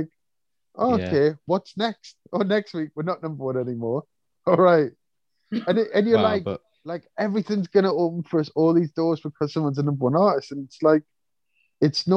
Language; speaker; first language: English; native; English